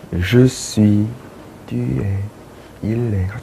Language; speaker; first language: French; non-native, fluent; Korean